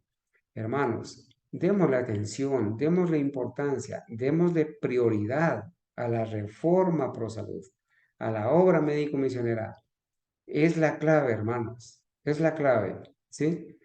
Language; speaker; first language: Spanish; native; Spanish